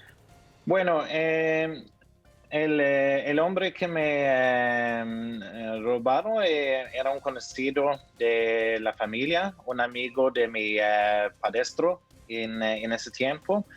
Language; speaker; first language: Spanish; early bilingual, heritage; Norwegian